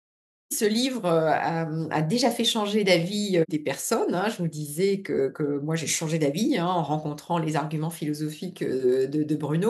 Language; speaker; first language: French; native; French